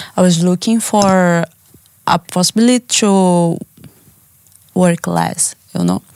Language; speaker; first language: English; non-native, learner; Portuguese